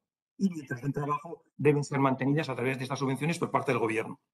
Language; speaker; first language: Spanish; native; Spanish